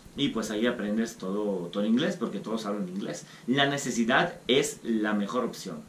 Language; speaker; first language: Spanish; non-native, fluent; Italian